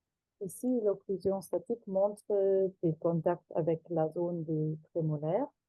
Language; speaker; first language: French; non-native, fluent; German